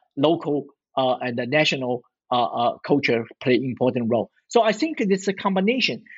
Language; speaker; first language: English; non-native, fluent; Chinese